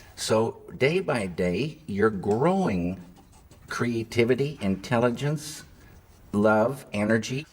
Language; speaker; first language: English; native; English